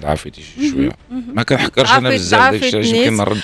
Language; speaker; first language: Arabic; native; Arabic